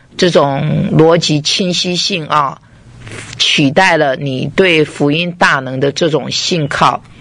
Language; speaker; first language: Chinese; native; Chinese